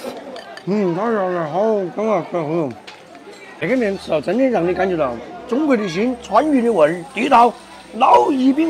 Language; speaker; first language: Chinese; native; Chinese